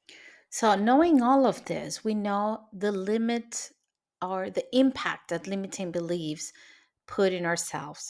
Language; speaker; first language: English; non-native, fluent; Spanish